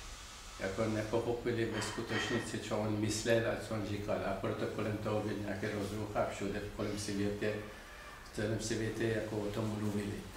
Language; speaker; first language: Czech; non-native, fluent; Persian